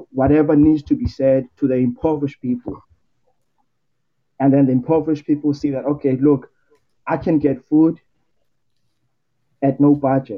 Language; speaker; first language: English; non-native, local second language; Xhosa